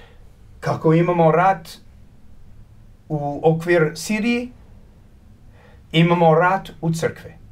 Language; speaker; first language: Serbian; early bilingual, heritage; Croatian